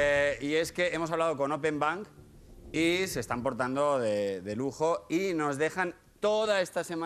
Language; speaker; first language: Spanish; native; Spanish